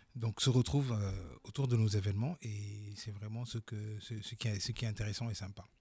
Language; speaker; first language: French; non-native, local second language; Wolof